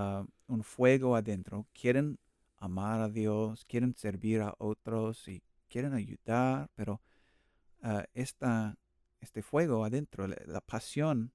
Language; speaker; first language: Spanish; non-native, learner; English